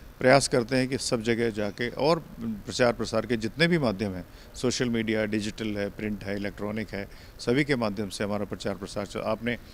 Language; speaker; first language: Hindi; native; Hindi